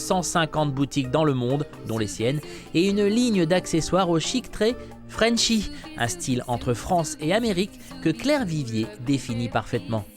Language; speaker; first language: French; native; French